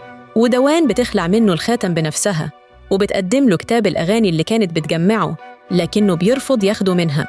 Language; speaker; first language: Arabic; native; Arabic